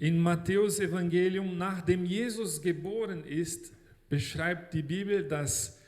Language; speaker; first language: German; non-native, fluent; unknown